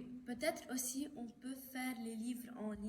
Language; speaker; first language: French; non-native, local second language; Arabic